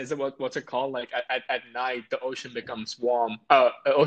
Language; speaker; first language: English; non-native, local second language; Hindi